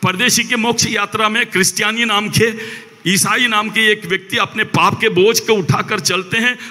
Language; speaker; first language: Hindi; non-native, local second language; Malayalam